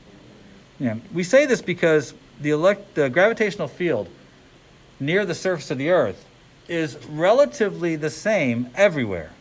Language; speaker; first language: English; native; English